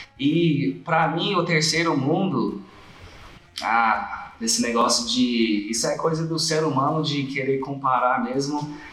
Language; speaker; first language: Portuguese; non-native, fluent; English